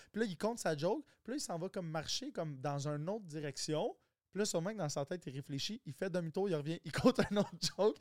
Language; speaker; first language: French; early bilingual, other home language; English